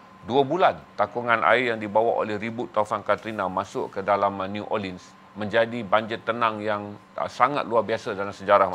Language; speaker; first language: Malay; native; Malay